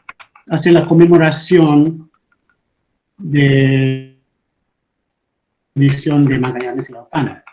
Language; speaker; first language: Spanish; non-native, fluent; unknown